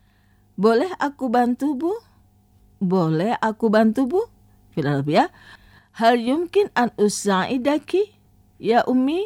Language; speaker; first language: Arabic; non-native, fluent; Indonesian